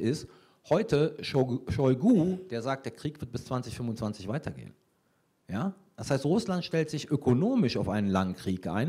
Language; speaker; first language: German; native; German